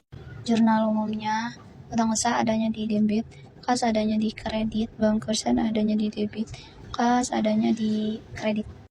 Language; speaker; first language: Indonesian; native; Indonesian